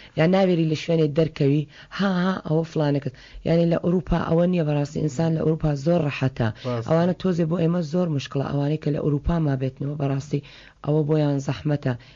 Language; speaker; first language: Central Kurdish; native; Central Kurdish